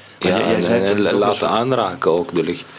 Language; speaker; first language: Dutch; non-native, learner; Arabic